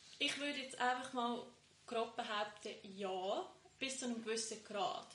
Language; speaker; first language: German; early bilingual, other home language; Bosnian